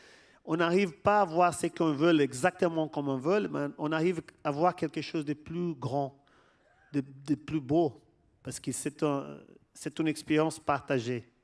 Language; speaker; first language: French; non-native, fluent; Portuguese